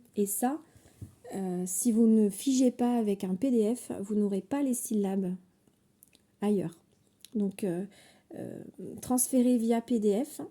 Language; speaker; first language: French; native; French